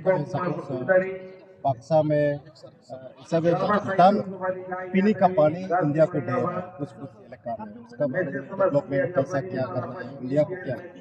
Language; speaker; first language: Hindi; non-native, local second language; Bodo